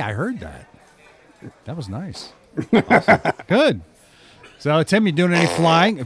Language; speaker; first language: English; native; English